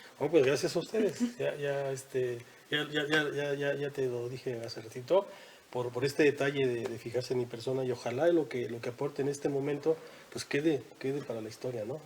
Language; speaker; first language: Spanish; native; Spanish